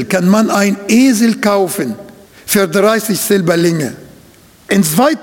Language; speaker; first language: German; non-native, fluent; Arabic